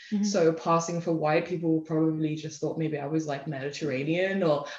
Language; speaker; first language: English; native; English